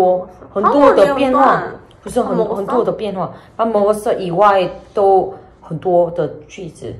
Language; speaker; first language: Chinese; non-native, learner; Korean